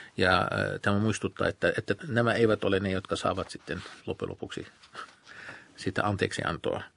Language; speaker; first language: Finnish; non-native, fluent; Arabic